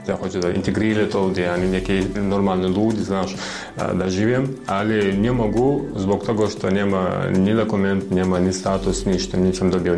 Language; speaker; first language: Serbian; non-native, learner; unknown